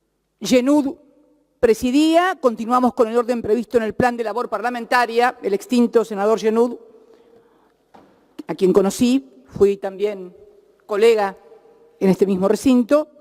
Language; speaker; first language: Spanish; native; Spanish